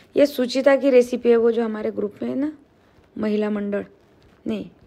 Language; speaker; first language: Hindi; non-native, local second language; Marathi